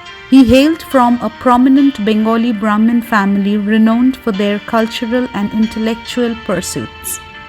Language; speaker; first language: English; non-native, local second language; Bangla